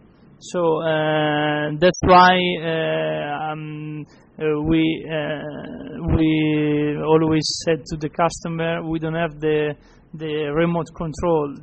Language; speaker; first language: English; non-native, fluent; Italian